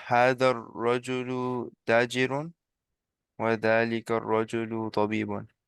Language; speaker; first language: Arabic; non-native, learner; English